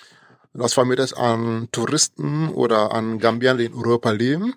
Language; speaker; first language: German; non-native, fluent; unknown